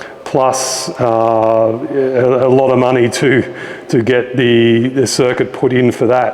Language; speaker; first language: English; native; English